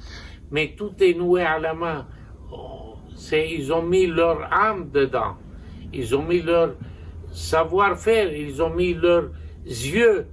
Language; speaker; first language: French; non-native, local second language; Armenian